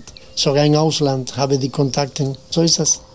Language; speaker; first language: German; non-native, learner; Spanish